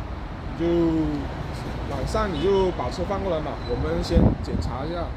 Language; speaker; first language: Chinese; native; Chinese